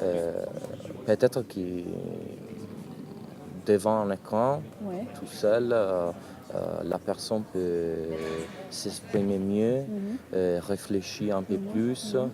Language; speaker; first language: French; non-native, fluent; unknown